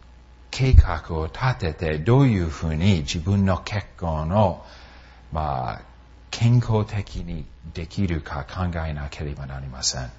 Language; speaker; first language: Japanese; non-native, fluent; English